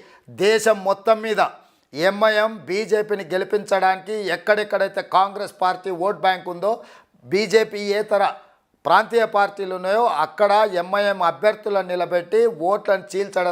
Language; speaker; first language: Telugu; native; Telugu